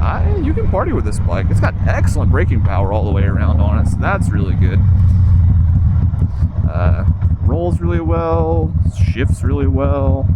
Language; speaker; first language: English; native; English